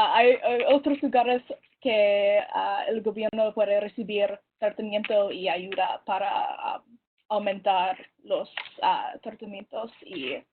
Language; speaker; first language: Spanish; non-native, learner; English